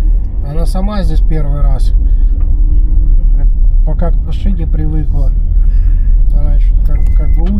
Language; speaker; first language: Russian; native; Russian